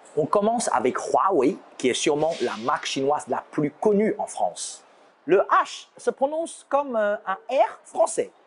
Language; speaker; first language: French; non-native, fluent; Chinese